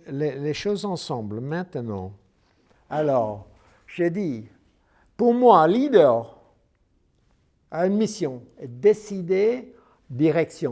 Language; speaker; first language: French; non-native, learner; English